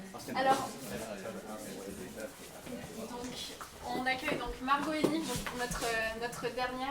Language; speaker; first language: French; native; French